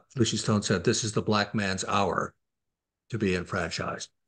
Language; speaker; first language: English; native; English